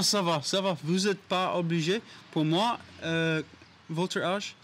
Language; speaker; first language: French; non-native, learner; English